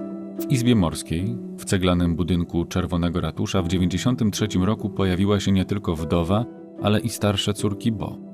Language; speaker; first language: Polish; native; Polish